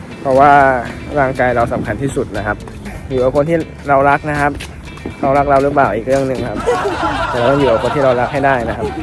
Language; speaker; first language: Thai; native; Thai